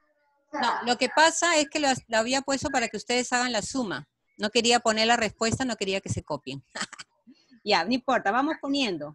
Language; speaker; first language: Spanish; native; Spanish